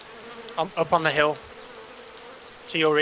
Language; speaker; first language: English; native; English